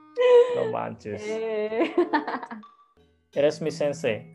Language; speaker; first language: Spanish; non-native, learner; Japanese